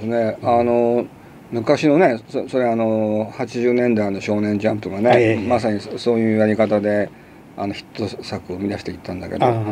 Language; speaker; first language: Japanese; native; Japanese